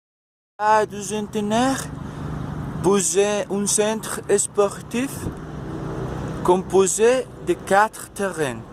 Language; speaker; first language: French; non-native, learner; Spanish